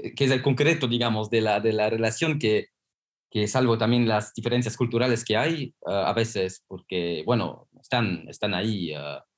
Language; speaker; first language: Spanish; non-native, fluent; Luxembourgish